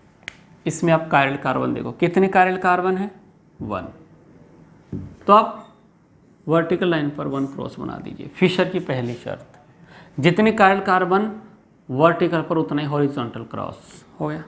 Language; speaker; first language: Hindi; native; Hindi